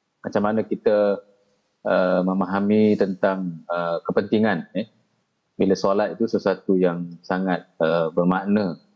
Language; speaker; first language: Malay; native; Malay